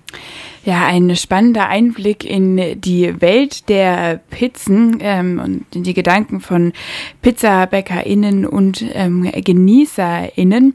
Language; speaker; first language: German; native; German